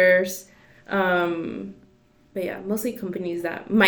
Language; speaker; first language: English; early bilingual, other home language; Spanish